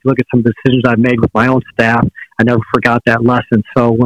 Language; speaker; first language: English; native; English